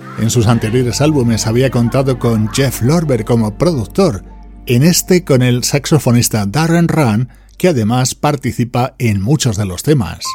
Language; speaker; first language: Spanish; native; Spanish